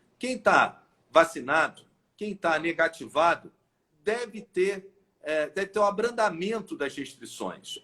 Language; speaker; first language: Portuguese; native; Portuguese